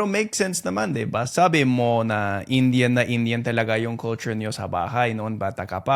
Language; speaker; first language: Filipino; non-native, fluent; English